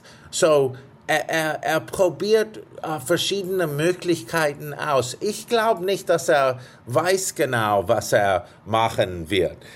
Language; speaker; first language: German; non-native, fluent; English